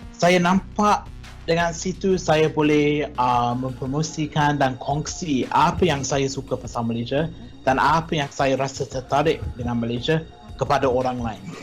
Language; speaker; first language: Malay; non-native, fluent; English